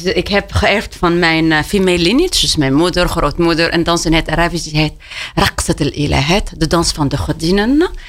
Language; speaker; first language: Dutch; non-native, fluent; Arabic